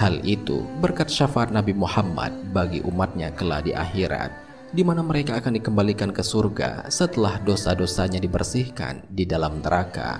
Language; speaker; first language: Indonesian; native; Indonesian